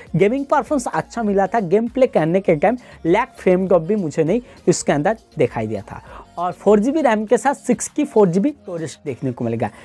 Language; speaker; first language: Hindi; non-native, local second language; Bangla